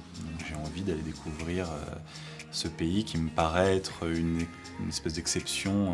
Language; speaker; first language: French; native; French